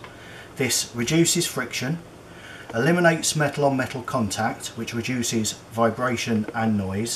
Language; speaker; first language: English; native; English